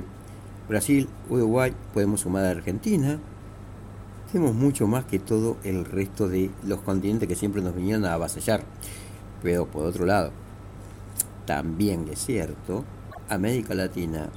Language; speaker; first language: Spanish; native; Spanish